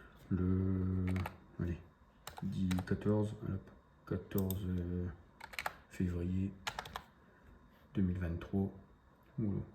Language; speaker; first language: French; native; French